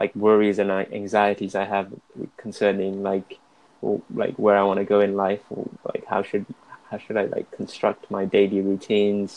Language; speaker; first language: English; native; English